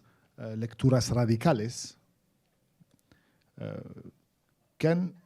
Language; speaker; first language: Spanish; non-native, fluent; Arabic